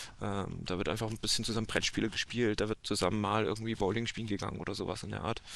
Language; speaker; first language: German; native; German